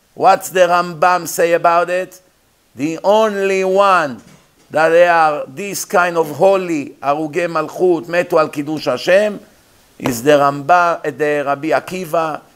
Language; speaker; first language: English; non-native, fluent; Hebrew